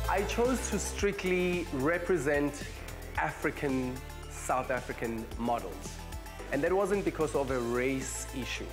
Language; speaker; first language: English; non-native, local second language; Zulu